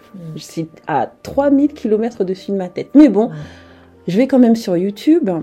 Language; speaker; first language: French; native; French